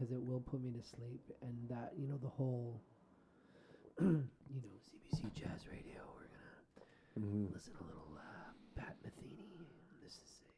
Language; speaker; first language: English; native; English